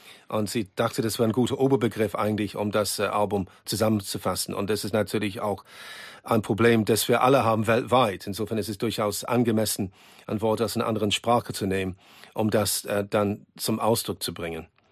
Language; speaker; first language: German; non-native, fluent; English